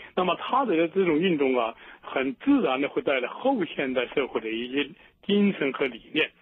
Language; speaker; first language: Chinese; native; Chinese